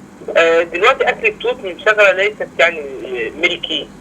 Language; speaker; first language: Arabic; native; Arabic